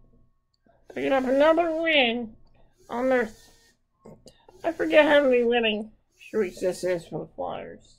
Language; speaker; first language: English; native; English